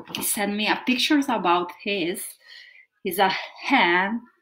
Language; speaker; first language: English; non-native, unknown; Italian